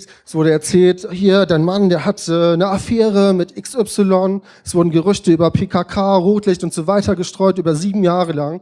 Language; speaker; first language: German; native; German